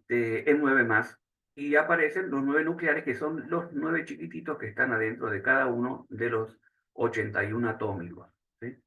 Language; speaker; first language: Spanish; native; Spanish